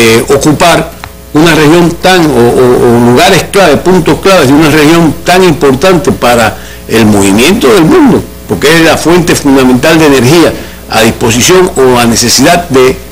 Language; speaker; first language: Spanish; native; Spanish